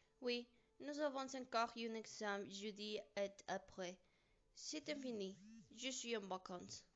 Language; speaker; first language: French; non-native, learner; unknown